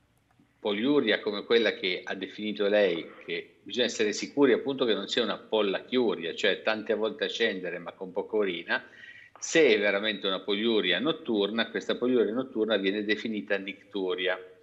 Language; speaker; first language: Italian; native; Italian